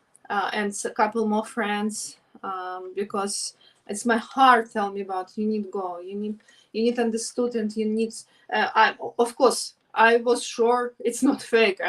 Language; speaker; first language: English; non-native, learner; Ukrainian